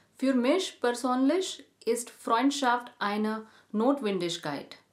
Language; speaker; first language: German; non-native, learner; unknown